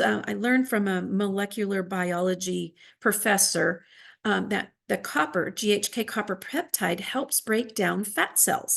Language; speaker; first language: English; native; English